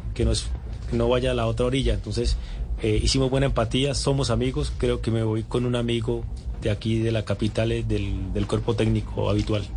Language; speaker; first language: Spanish; native; Spanish